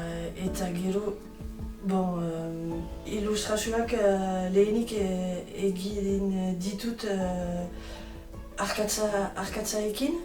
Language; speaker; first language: Basque; non-native, local second language; French